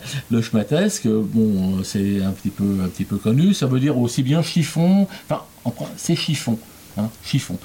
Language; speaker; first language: French; native; French